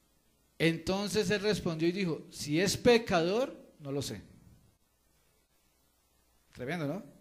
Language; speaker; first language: Spanish; native; Spanish